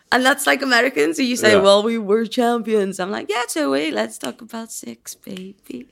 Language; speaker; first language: English; native; English